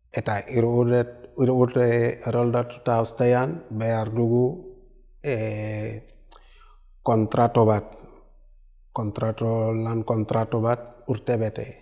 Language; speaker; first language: Basque; non-native, learner; Wolof